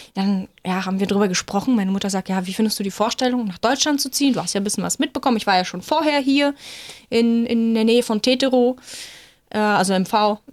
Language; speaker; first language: German; non-native, fluent; Bulgarian